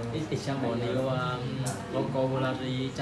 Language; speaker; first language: English; non-native, learner; Vietnamese